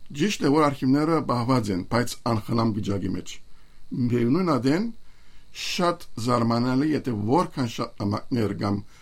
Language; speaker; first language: Armenian; native; Armenian